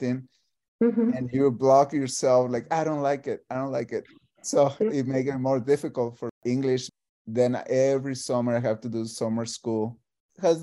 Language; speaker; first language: English; non-native, fluent; Spanish